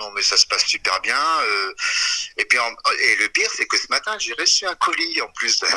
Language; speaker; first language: French; native; French